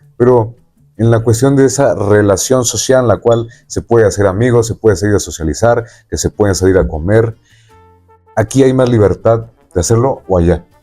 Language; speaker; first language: Spanish; native; Spanish